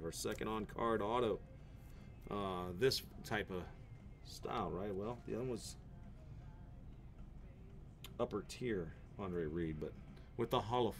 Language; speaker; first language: English; native; English